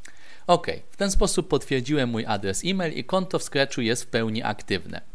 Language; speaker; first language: Polish; native; Polish